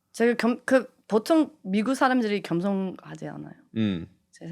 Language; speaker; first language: Korean; early bilingual, heritage; English